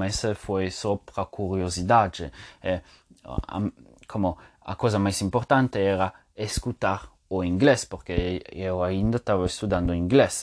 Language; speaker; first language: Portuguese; non-native, fluent; Italian